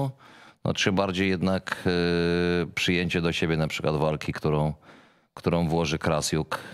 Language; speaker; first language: Polish; native; Polish